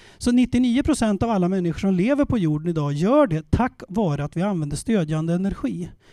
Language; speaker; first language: Swedish; native; Swedish